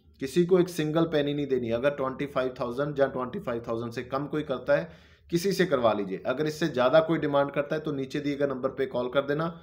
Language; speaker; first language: Hindi; non-native, local second language; Punjabi